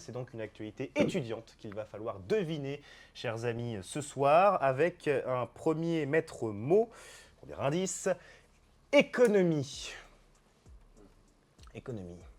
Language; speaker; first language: French; native; French